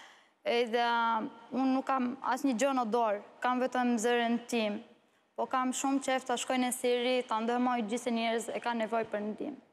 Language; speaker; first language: Albanian; non-native, learner; Arabic